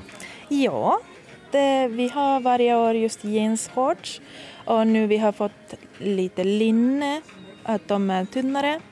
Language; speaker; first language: Swedish; non-native, fluent; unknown